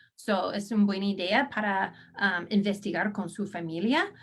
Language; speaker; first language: Spanish; non-native, learner; English